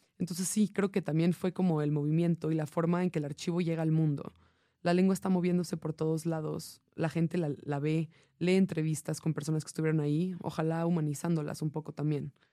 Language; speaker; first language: Spanish; non-native, fluent; English